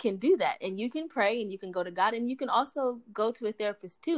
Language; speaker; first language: English; native; English